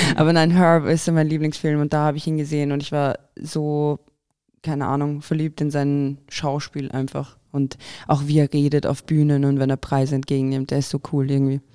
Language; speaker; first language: German; early bilingual, other home language; Croatian